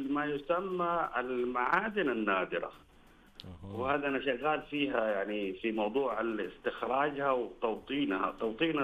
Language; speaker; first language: Arabic; native; Arabic